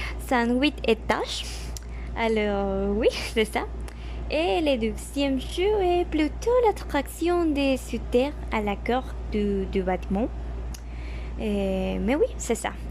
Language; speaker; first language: French; non-native, learner; Spanish